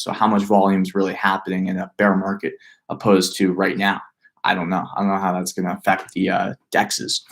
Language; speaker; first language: English; native; English